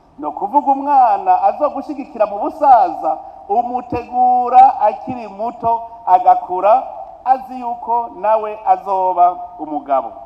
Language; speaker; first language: Rundi; native; Rundi